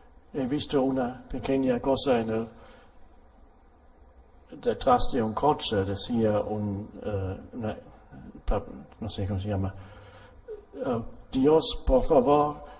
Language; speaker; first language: Spanish; non-native, fluent; German